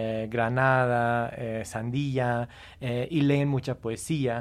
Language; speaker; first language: Spanish; non-native, fluent; English